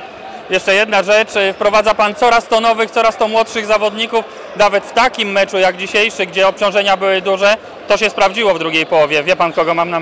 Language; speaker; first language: Polish; native; Polish